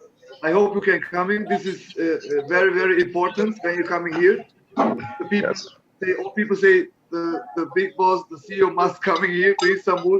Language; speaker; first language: English; non-native, learner; Turkish